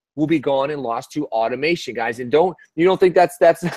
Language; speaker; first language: English; native; English